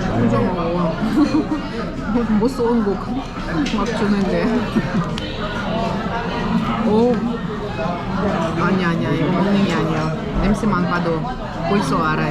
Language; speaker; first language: Korean; non-native, fluent; Ukrainian